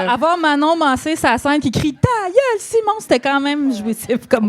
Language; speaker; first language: French; native; French